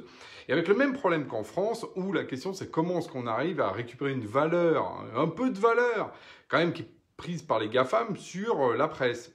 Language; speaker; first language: French; native; French